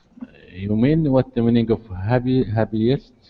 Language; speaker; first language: English; non-native, learner; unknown